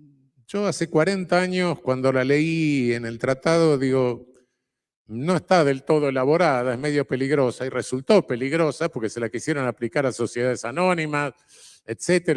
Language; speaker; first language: Spanish; native; Spanish